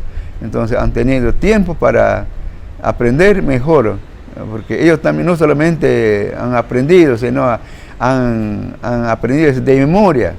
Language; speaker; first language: Spanish; non-native, local second language; Shipibo-Conibo